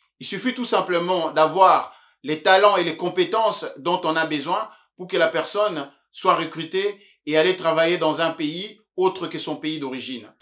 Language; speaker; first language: French; non-native, local second language; Luba-Lulua